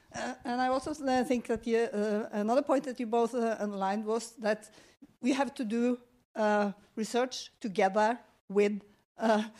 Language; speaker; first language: English; non-native, fluent; Norwegian